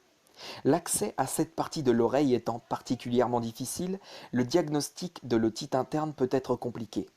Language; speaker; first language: French; native; French